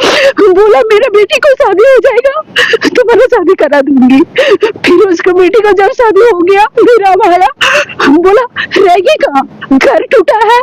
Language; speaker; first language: Hindi; non-native, local second language; Bangla